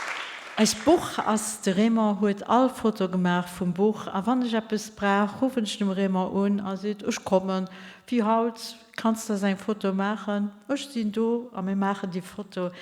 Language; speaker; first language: German; native; German